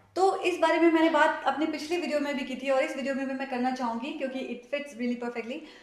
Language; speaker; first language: Hindi; native; Hindi